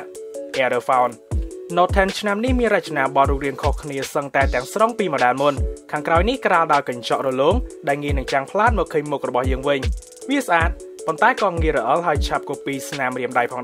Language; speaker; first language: Khmer; native; Khmer